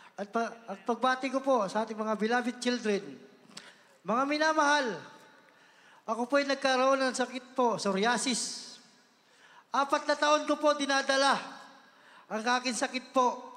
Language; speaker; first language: Filipino; native; Filipino